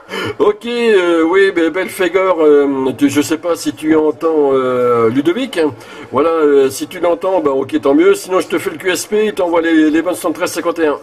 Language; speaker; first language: French; native; French